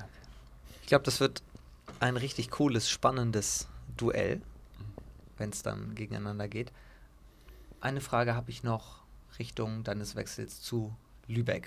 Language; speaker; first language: German; native; German